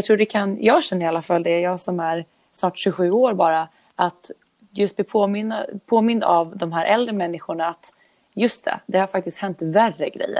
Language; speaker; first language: Swedish; native; Swedish